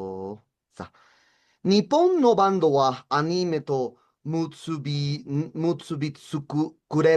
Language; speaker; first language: Japanese; non-native, learner; Spanish